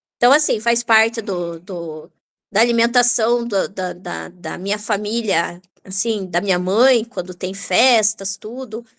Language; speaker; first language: Portuguese; native; Portuguese